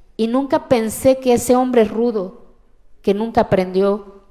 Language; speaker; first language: Spanish; non-native, local second language; Zapotec